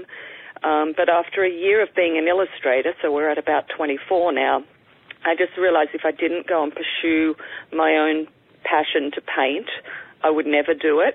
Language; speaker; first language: English; native; English